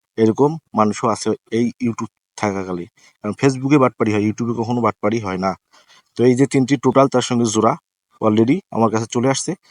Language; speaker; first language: Bangla; native; Bangla